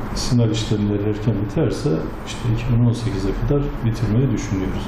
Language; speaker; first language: Turkish; native; Turkish